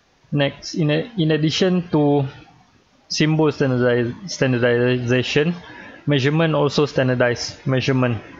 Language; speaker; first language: English; non-native, local second language; Malay